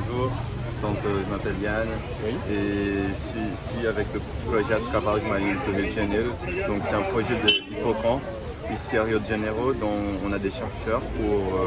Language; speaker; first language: French; non-native, fluent; Portuguese